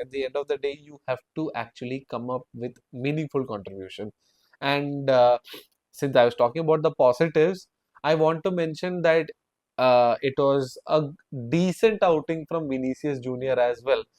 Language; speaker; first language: English; non-native, local second language; Malayalam